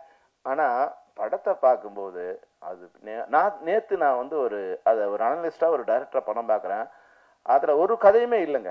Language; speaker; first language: Tamil; native; Tamil